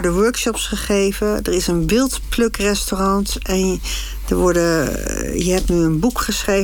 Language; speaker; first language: Dutch; native; Dutch